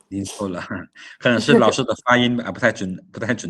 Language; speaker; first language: Chinese; non-native, fluent; Lao